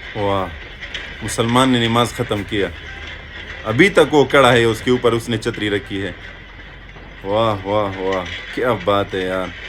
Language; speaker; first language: Urdu; non-native, local second language; Pashto